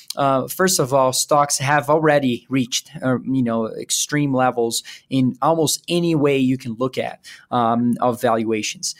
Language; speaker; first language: English; non-native, fluent; Portuguese